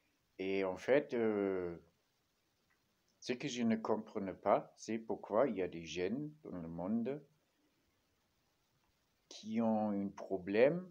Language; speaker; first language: French; non-native, fluent; German